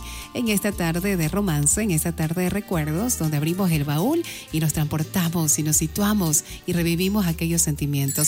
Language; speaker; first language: Spanish; native; Spanish